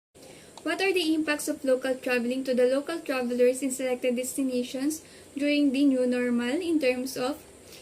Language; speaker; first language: English; non-native, local second language; Filipino